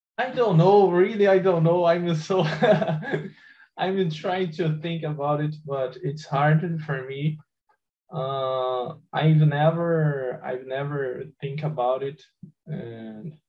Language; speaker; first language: English; non-native, learner; Portuguese